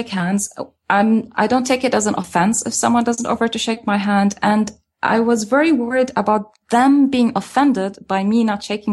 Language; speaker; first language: English; non-native, fluent; Arabic